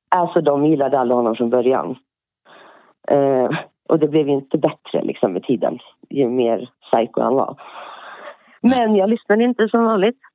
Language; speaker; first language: Swedish; native; Swedish